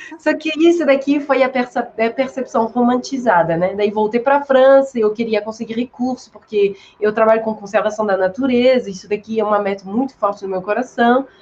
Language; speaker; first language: Portuguese; non-native, fluent; French